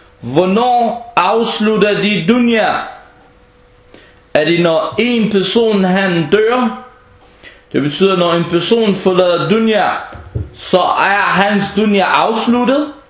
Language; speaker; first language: Danish; non-native, fluent; Arabic